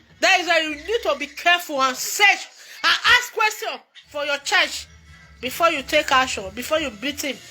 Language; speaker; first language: Nigerian Pidgin; native; Nigerian Pidgin